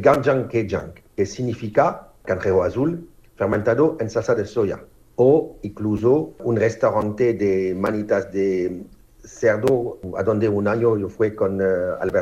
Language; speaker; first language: Spanish; non-native, fluent; French